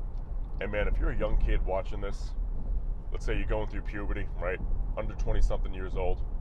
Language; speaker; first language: English; native; English